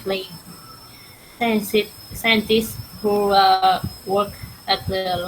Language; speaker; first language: English; non-native, learner; Vietnamese